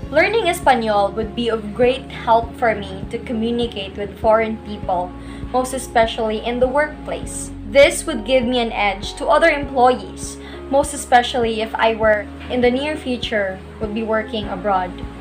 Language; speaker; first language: English; non-native, local second language; Cebuano